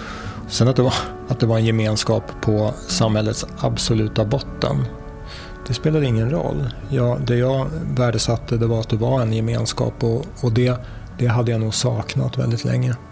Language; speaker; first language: Swedish; native; Swedish